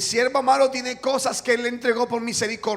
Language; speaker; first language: Spanish; native; Spanish